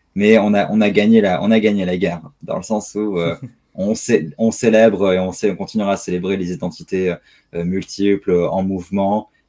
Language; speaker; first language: French; native; French